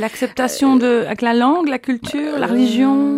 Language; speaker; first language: French; native; French